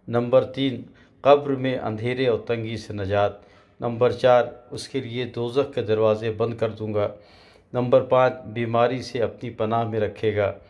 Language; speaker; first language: Hindi; native; Hindi